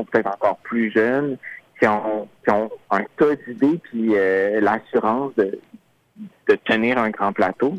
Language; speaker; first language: French; native; French